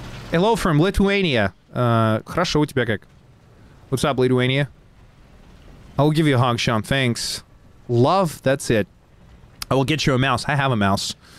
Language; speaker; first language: English; early bilingual, other home language; Russian